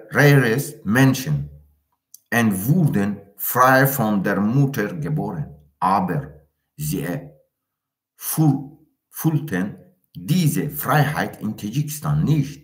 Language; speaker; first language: German; non-native, learner; Tajik